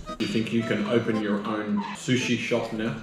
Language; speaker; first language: English; non-native, learner; Korean